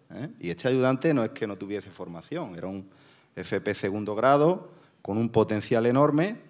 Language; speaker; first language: Spanish; native; Spanish